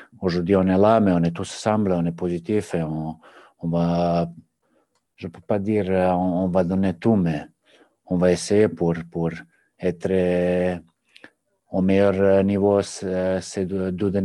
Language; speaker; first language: French; non-native, learner; Serbian